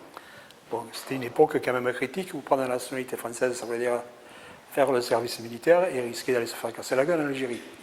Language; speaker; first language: French; early bilingual, other home language; Catalan